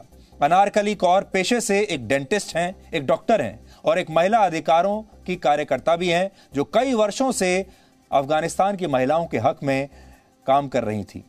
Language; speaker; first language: Hindi; native; Hindi